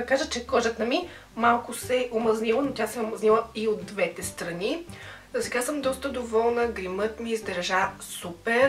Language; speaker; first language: Bulgarian; native; Bulgarian